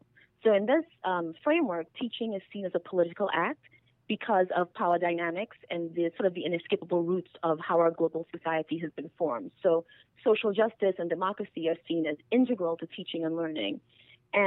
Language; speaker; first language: English; native; English